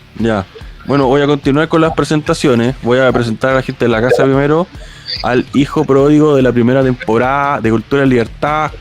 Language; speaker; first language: Spanish; native; Spanish